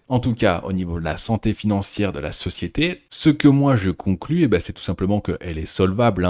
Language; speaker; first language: French; native; French